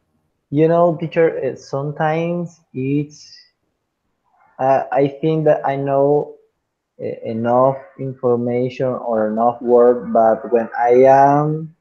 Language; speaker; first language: English; non-native, fluent; Spanish